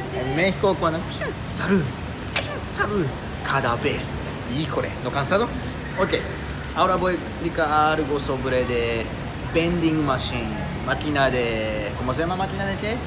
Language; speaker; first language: Spanish; non-native, learner; Japanese